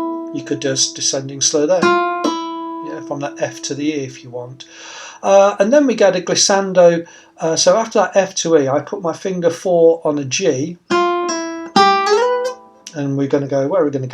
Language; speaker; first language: English; native; English